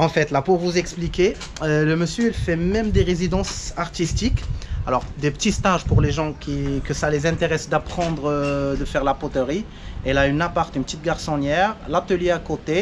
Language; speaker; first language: French; native; French